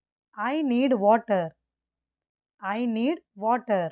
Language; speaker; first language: English; non-native, local second language; Tamil